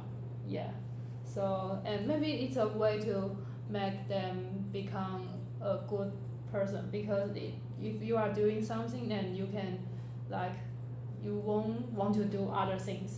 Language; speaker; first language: English; non-native, learner; Chinese